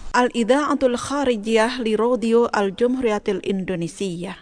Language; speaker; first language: Arabic; non-native, fluent; Indonesian